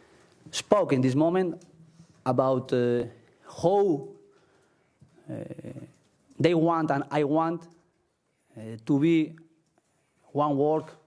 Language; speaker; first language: English; non-native, learner; Spanish